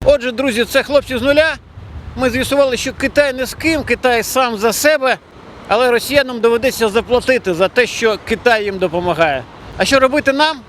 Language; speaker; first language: Ukrainian; native; Ukrainian